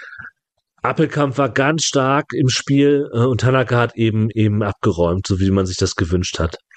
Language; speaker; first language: German; native; German